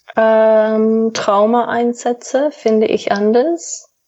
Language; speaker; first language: German; non-native, fluent; English